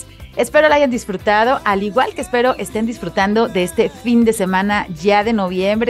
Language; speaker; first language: Spanish; native; Spanish